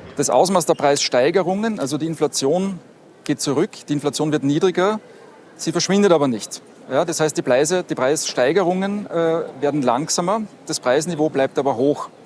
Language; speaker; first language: German; native; German